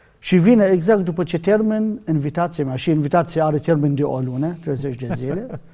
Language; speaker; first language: Romanian; non-native, learner; Arabic